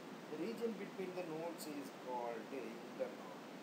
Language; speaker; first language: English; non-native, local second language; Tamil